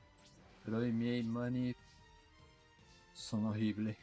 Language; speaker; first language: Italian; non-native, learner; Portuguese